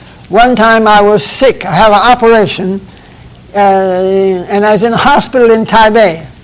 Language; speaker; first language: English; early bilingual, other home language; Chinese